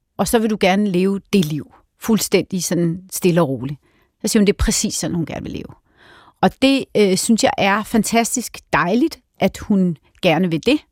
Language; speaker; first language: Danish; native; Danish